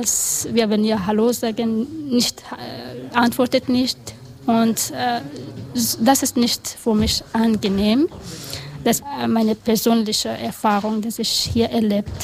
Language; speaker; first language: German; non-native, learner; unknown